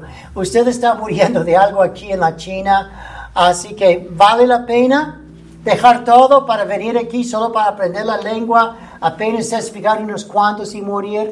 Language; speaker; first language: Spanish; non-native, fluent; English